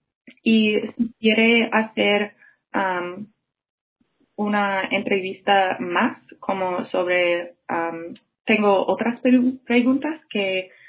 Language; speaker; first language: Spanish; non-native, fluent; English